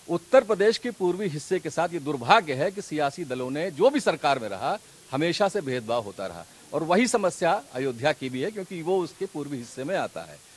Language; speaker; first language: Hindi; native; Hindi